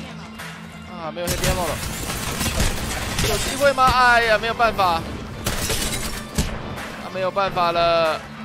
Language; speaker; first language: Chinese; native; Chinese